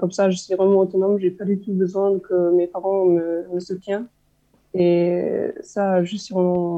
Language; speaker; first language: French; non-native, fluent; German